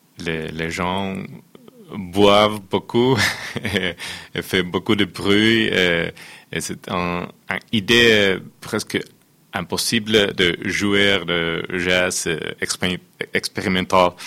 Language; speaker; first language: French; non-native, fluent; Finnish